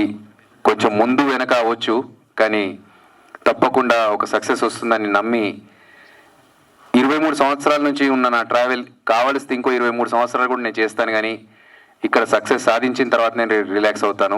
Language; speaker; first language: Telugu; native; Telugu